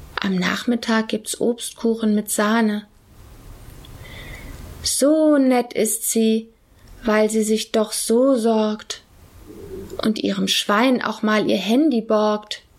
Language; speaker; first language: German; native; German